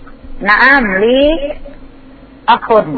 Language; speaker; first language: Arabic; non-native, learner; Indonesian